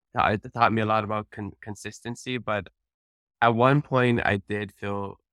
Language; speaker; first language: English; early bilingual, other home language; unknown